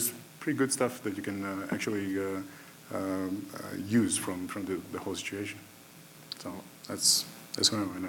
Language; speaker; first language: English; non-native, fluent; Macedonian